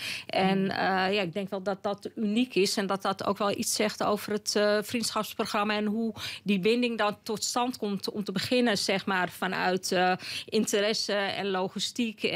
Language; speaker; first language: Dutch; native; Dutch